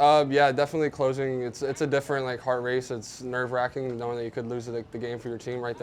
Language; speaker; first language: English; native; English